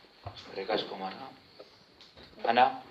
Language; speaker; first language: Basque; non-native, local second language; Spanish